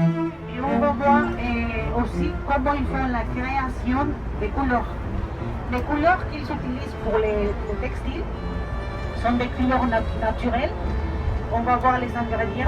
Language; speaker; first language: French; non-native, fluent; Spanish